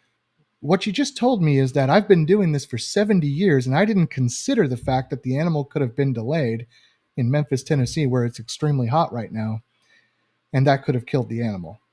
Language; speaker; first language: English; native; English